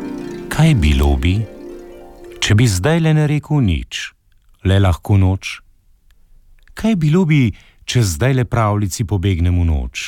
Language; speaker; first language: Slovenian; native; Slovenian